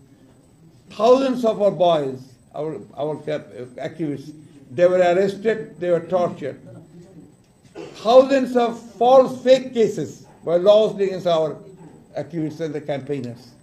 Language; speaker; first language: English; non-native, local second language; Bangla